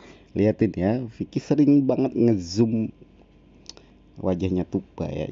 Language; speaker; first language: Indonesian; native; Indonesian